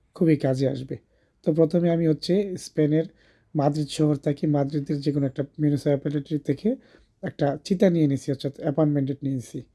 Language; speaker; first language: Bangla; native; Bangla